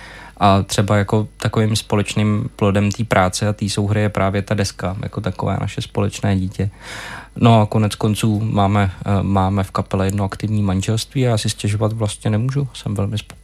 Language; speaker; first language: Czech; native; Czech